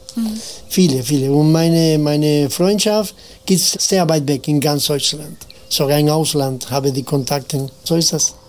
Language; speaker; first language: German; non-native, fluent; Spanish